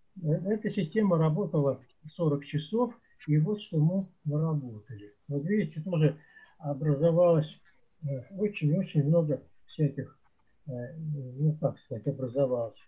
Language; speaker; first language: Russian; native; Russian